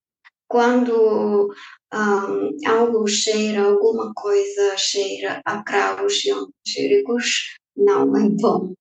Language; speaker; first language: Portuguese; non-native, fluent; Bulgarian